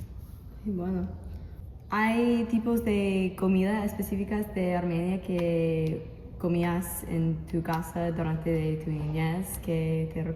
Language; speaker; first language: Spanish; non-native, learner; English